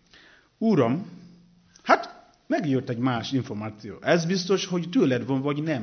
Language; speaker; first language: Hungarian; non-native, learner; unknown